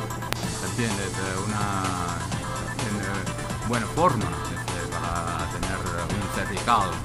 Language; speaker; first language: Spanish; non-native, fluent; Chinese